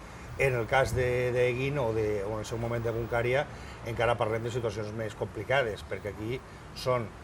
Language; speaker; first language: Catalan; native; Catalan